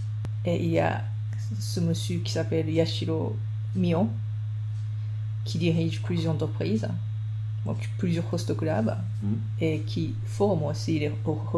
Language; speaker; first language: French; non-native, fluent; Japanese